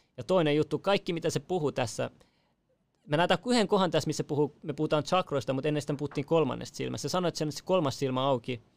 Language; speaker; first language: Finnish; early bilingual, other home language; Persian